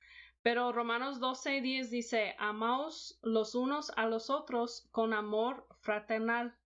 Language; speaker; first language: Spanish; non-native, fluent; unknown